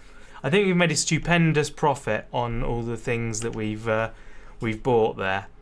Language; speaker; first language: English; native; English